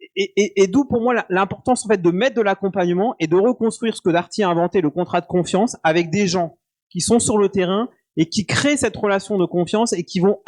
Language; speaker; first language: French; native; French